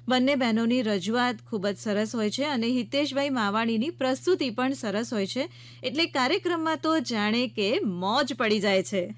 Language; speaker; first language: Gujarati; native; Gujarati